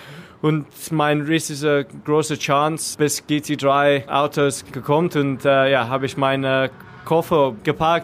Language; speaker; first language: German; non-native, learner; English